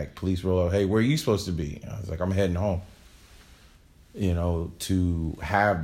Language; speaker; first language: English; native; English